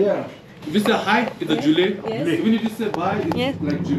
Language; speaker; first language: English; non-native, local second language; Hindi